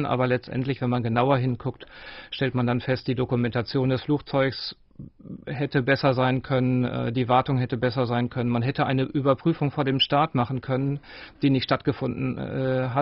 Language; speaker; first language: German; native; German